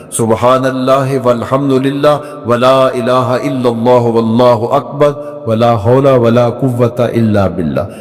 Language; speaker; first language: Urdu; non-native, local second language; Punjabi